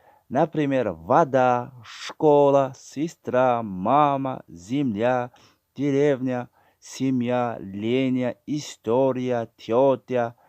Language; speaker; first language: Russian; non-native, fluent; Tajik